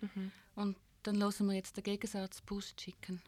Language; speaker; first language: German; native; German